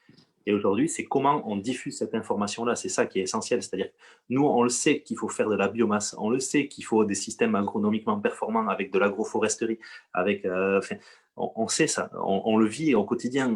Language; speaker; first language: French; native; French